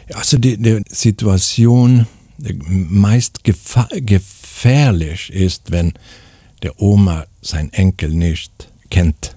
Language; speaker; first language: German; non-native, learner; Swedish